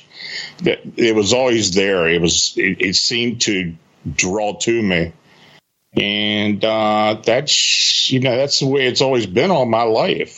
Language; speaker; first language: English; native; English